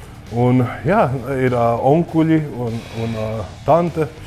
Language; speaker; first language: Latvian; early bilingual, heritage; English